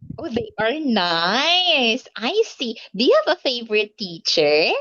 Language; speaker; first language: English; non-native, local second language; Filipino